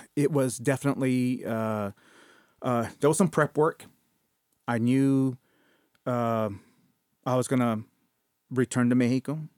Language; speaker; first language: English; early bilingual, other home language; Spanish